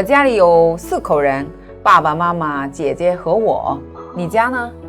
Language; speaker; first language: Chinese; non-native, fluent; Korean